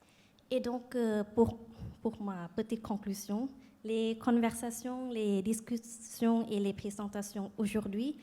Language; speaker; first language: French; non-native, fluent; Thai